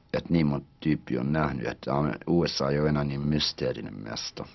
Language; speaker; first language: Finnish; early bilingual, other home language; Swedish